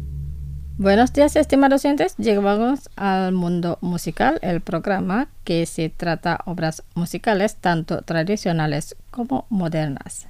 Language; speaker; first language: Spanish; non-native, fluent; Indonesian